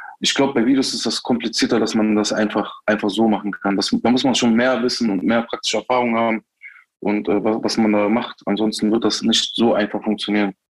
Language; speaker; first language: German; early bilingual, other home language; Turkish